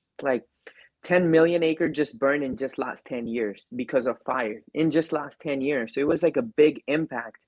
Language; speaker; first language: English; non-native, local second language; Gujarati